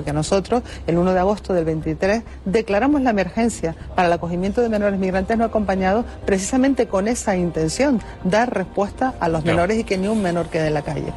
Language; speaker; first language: Spanish; native; Spanish